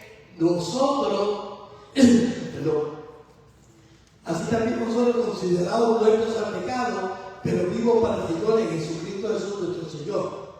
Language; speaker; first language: Spanish; native; Spanish